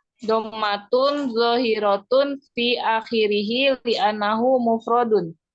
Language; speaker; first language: Arabic; non-native, learner; Indonesian